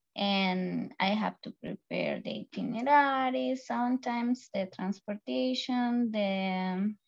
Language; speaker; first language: English; non-native, learner; Spanish